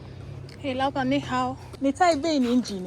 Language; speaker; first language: Chinese; non-native, fluent; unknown